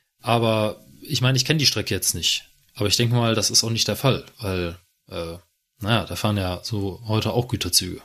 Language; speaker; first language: German; native; German